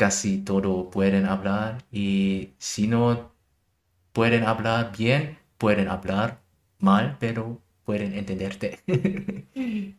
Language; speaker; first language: Spanish; non-native, learner; German